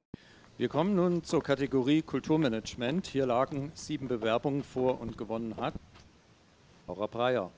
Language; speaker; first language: German; native; German